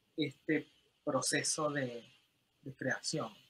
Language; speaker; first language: Spanish; native; Spanish